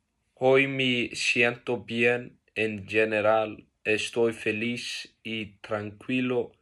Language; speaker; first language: Spanish; non-native, learner; Icelandic